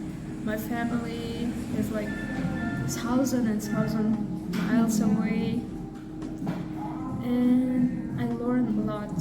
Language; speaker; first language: English; non-native, learner; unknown